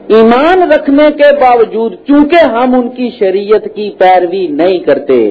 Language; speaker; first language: Urdu; non-native, local second language; Punjabi